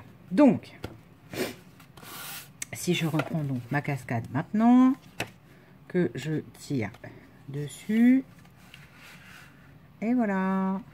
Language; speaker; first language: French; native; French